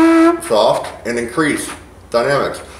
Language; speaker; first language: English; native; English